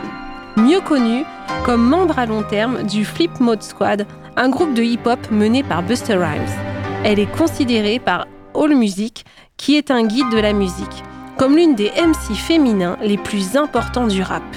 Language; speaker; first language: French; native; French